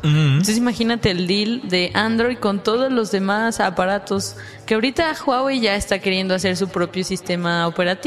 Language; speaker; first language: Spanish; native; Spanish